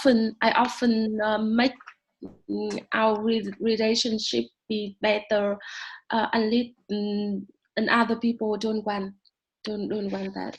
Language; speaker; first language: English; non-native, learner; Vietnamese